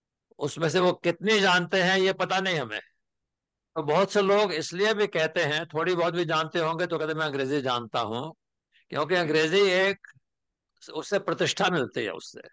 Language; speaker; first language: Hindi; native; Hindi